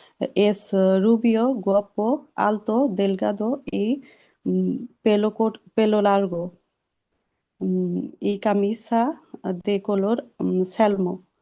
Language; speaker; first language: Spanish; non-native, learner; Urdu